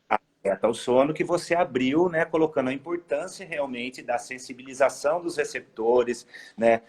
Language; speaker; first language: Portuguese; native; Portuguese